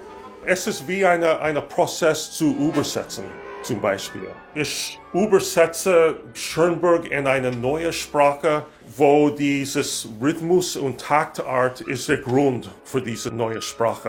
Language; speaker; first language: German; non-native, learner; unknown